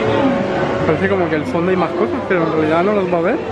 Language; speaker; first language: Spanish; native; Spanish